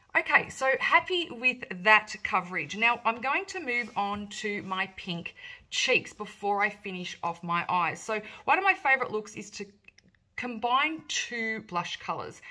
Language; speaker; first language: English; native; English